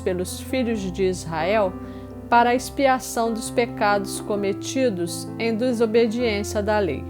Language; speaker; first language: Portuguese; native; Portuguese